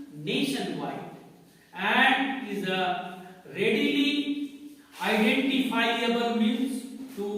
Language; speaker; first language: English; non-native, local second language; Hindi